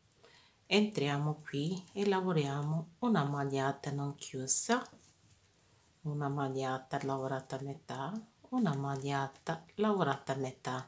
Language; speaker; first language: Italian; non-native, fluent; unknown